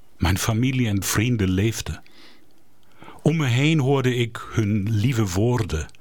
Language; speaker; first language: Dutch; non-native, fluent; German